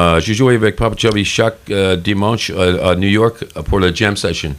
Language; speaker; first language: French; non-native, learner; English